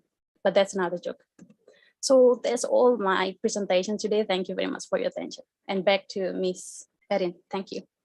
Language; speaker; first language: English; non-native, fluent; Indonesian